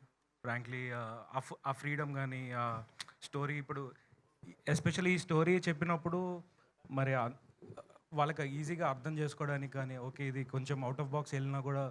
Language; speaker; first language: Telugu; native; Telugu